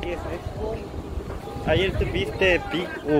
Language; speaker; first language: Spanish; non-native, learner; Korean